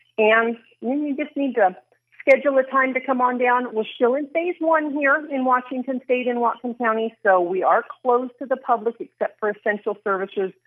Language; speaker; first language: English; native; English